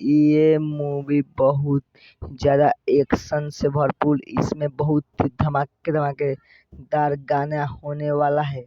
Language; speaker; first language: Hindi; non-native, local second language; Bhojpuri